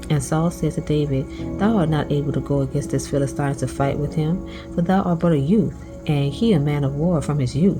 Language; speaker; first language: English; native; English